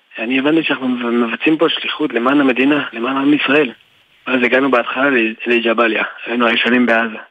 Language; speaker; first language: Hebrew; early bilingual, other home language; French